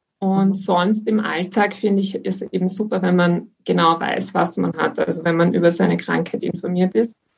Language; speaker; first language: German; native; German